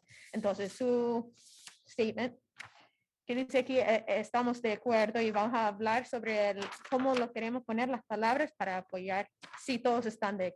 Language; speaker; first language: Spanish; non-native, fluent; English